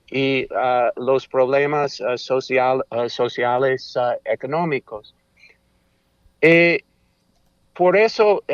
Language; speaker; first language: Spanish; non-native, fluent; English